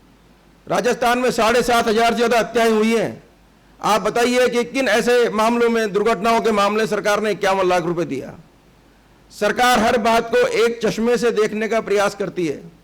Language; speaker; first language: Hindi; native; Hindi